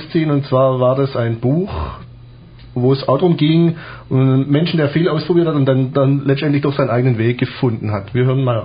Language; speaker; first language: German; native; German